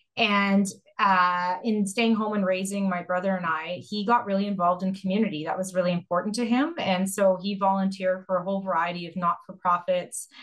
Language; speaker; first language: English; native; English